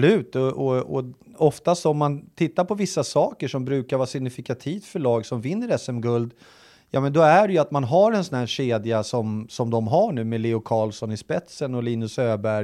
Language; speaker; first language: Swedish; native; Swedish